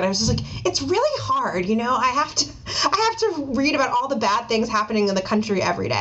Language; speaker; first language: English; native; English